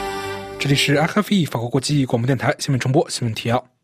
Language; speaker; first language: Chinese; native; Chinese